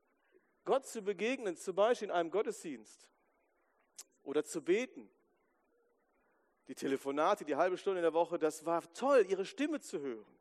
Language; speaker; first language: German; native; German